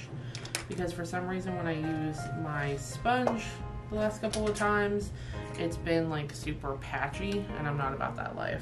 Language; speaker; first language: English; native; English